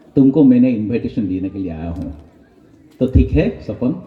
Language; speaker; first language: Hindi; non-native, local second language; Bangla